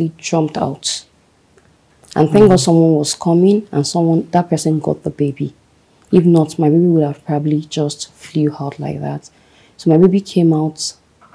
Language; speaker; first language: English; non-native, local second language; Yoruba